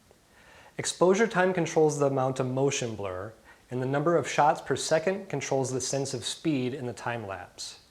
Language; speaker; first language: English; native; English